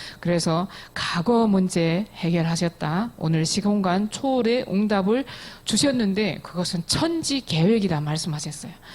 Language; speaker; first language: Korean; native; Korean